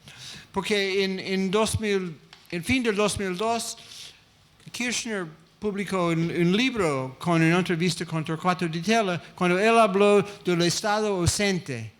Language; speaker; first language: Spanish; non-native, fluent; English